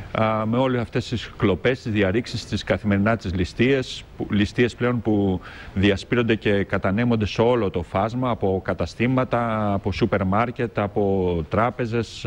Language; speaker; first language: Greek; native; Greek